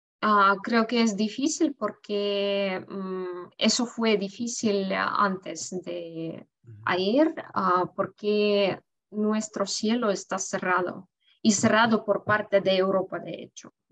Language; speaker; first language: Spanish; non-native, fluent; Russian